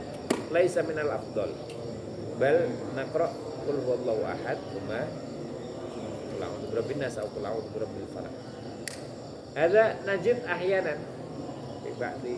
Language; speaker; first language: Arabic; non-native, fluent; Indonesian